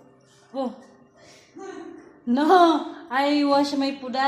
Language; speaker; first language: English; non-native, local second language; Filipino